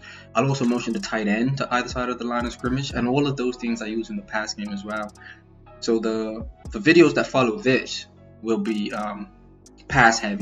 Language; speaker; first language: English; native; English